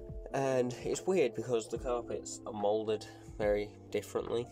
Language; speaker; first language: English; native; English